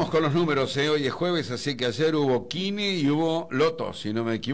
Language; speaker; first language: Spanish; native; Spanish